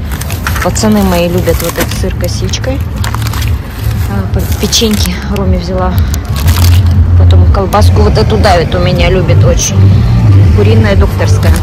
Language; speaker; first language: Russian; native; Russian